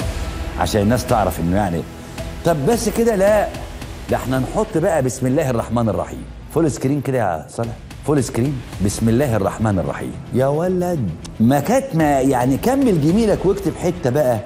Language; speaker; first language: Arabic; native; Arabic